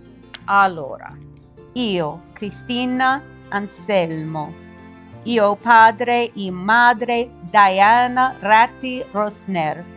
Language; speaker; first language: Italian; non-native, learner; English